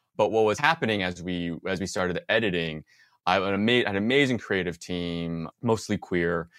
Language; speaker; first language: English; native; English